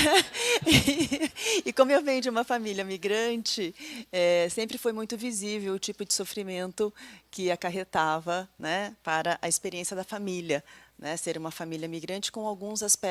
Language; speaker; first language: Portuguese; native; Portuguese